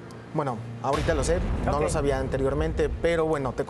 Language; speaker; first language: Spanish; native; Spanish